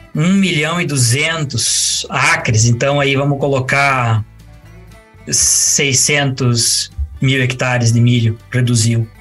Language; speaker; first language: Portuguese; native; Portuguese